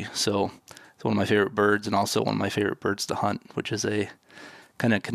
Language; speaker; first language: English; native; English